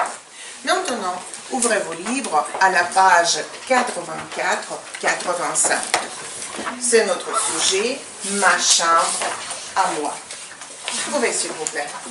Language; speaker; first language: French; non-native, fluent; Ukrainian